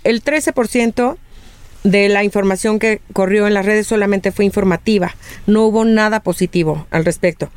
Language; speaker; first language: Spanish; native; Spanish